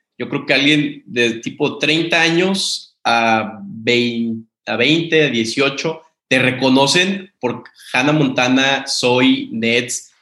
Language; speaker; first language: Spanish; native; Spanish